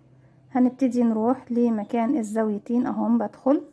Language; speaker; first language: Arabic; native; Arabic